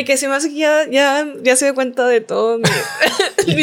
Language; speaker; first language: Spanish; native; Spanish